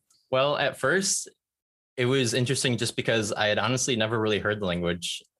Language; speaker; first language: English; native; English